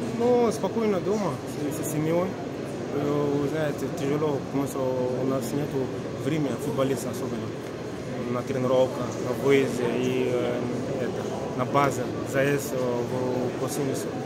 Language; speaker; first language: Russian; non-native, learner; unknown